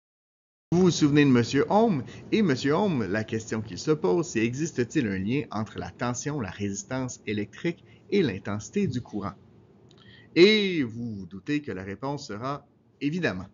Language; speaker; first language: French; native; French